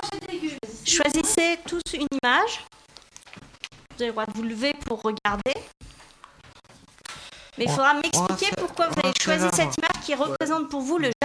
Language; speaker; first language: French; native; French